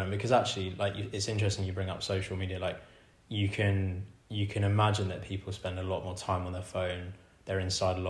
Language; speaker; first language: English; native; English